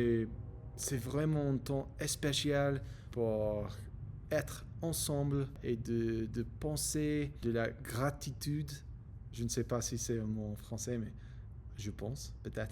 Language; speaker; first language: French; non-native, learner; English